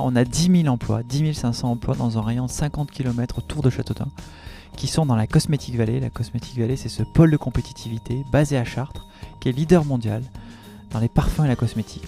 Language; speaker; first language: French; native; French